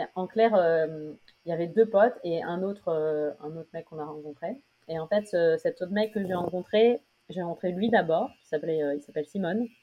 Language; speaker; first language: French; native; French